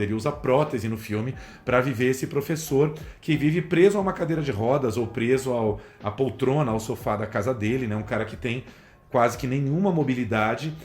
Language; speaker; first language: Portuguese; native; Portuguese